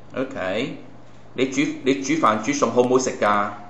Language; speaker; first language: Cantonese; native; Cantonese